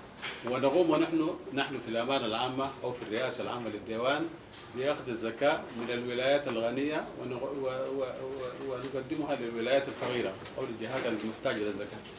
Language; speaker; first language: Arabic; native; Arabic